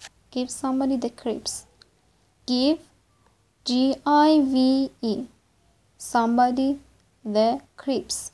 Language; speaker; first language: English; non-native, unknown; Persian